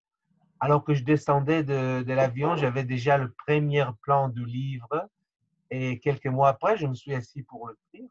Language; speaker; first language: French; non-native, fluent; Hebrew